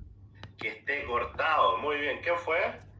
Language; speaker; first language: Spanish; native; Spanish